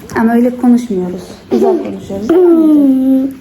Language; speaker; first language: Turkish; early bilingual, heritage; Turkish